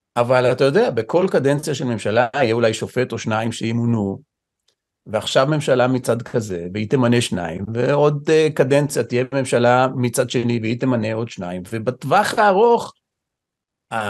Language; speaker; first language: Hebrew; native; Hebrew